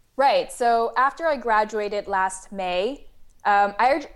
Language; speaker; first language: English; non-native, fluent; Chinese